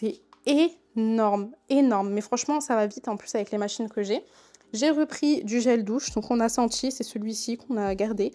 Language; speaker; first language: French; native; French